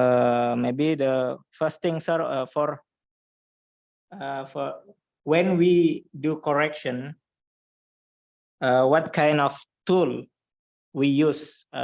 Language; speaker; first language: English; non-native, learner; Indonesian